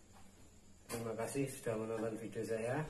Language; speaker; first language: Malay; non-native, local second language; Javanese